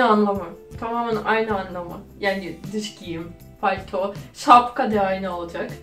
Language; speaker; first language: Turkish; non-native, fluent; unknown